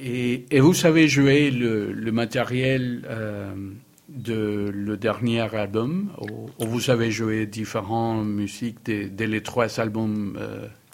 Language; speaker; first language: French; non-native, fluent; Spanish